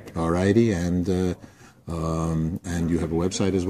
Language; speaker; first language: English; native; English